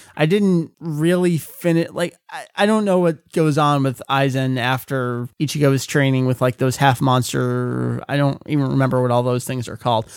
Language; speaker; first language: English; native; English